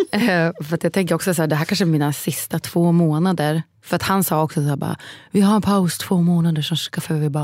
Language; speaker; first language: Swedish; native; Swedish